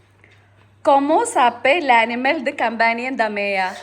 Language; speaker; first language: French; non-native, learner; Malayalam